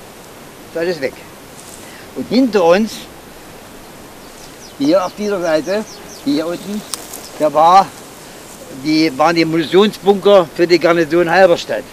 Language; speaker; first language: German; native; German